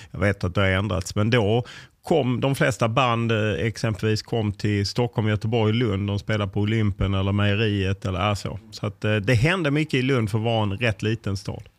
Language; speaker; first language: Swedish; native; Swedish